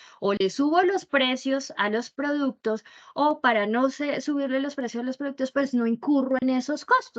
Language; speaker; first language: Spanish; native; Spanish